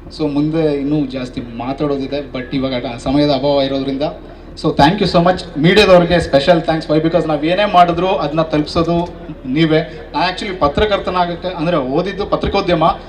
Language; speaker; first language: Kannada; native; Kannada